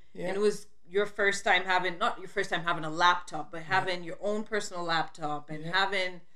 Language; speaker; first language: English; non-native, local second language; Krio